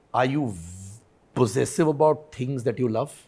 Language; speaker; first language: English; non-native, local second language; Hindi